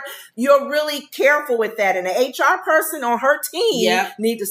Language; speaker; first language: English; native; English